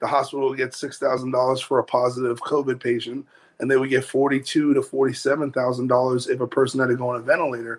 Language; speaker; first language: English; native; English